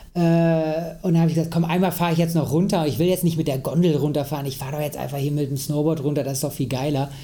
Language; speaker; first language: German; native; German